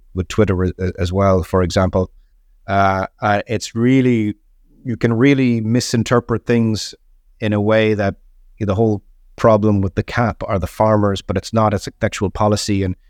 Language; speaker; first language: English; native; English